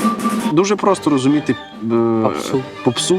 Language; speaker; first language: Ukrainian; non-native, local second language; Russian